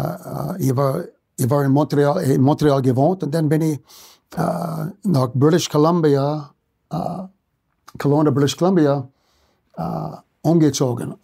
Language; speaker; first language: German; non-native, fluent; English